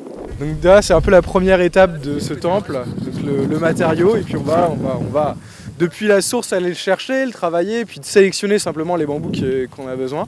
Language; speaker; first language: French; native; French